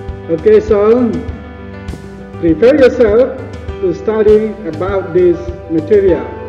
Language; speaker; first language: English; non-native, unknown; Indonesian